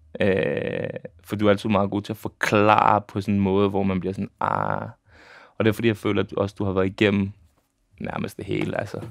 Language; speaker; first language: Danish; early bilingual, other home language; Serbian